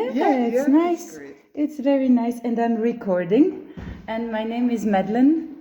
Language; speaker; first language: English; non-native, fluent; French